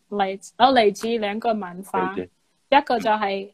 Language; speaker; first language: Chinese; non-native, fluent; English